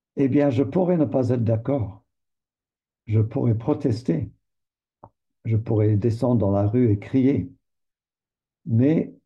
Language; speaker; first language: French; native; French